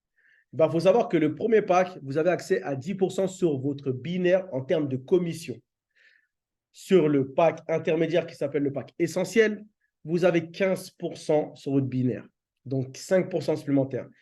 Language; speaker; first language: French; native; French